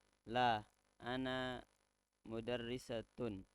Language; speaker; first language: Arabic; non-native, learner; Indonesian